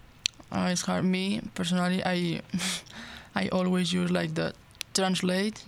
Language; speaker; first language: English; non-native, learner; Spanish